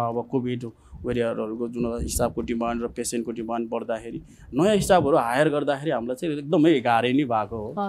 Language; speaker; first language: Nepali; non-native, local second language; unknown